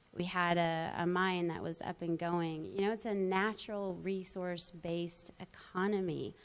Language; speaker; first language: English; native; English